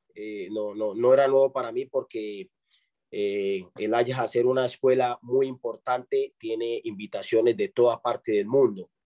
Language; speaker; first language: Spanish; native; Spanish